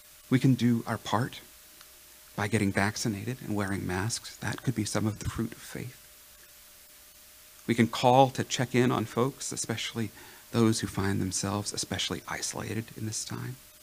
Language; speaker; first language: English; native; English